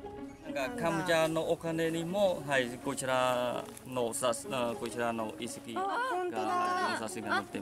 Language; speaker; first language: Japanese; non-native, learner; Khmer